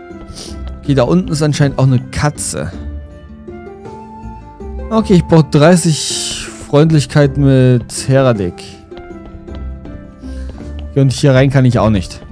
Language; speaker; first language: German; native; German